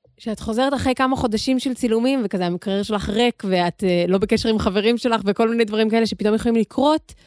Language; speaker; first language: Hebrew; native; Hebrew